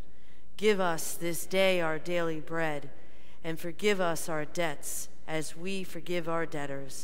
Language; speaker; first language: English; native; English